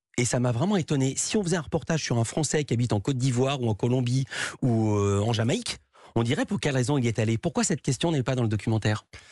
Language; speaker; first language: French; native; French